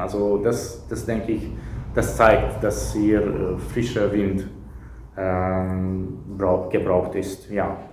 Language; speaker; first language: German; non-native, fluent; Hungarian